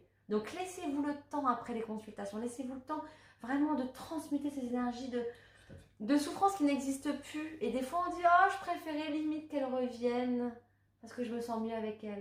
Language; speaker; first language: French; native; French